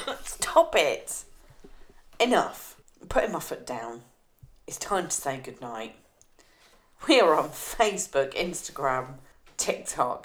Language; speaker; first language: English; native; English